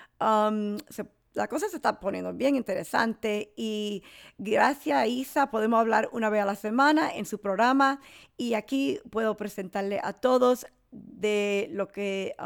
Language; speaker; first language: Spanish; early bilingual, heritage; English